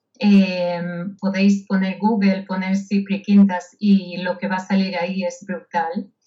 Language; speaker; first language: Spanish; non-native, fluent; Hebrew